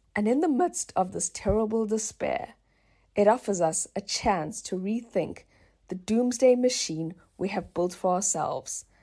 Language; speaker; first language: English; native; English